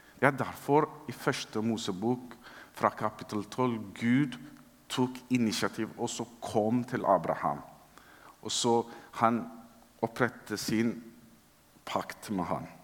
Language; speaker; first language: Norwegian; non-native, fluent; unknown